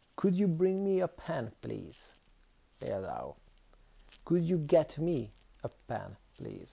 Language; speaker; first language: English; non-native, fluent; Hungarian